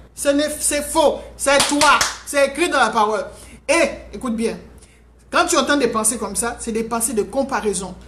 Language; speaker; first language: French; non-native, local second language; Haitian Creole